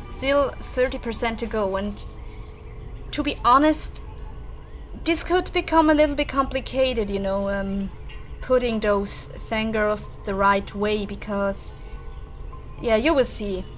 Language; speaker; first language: English; non-native, fluent; German